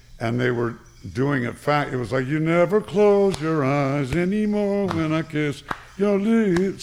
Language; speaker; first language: English; native; English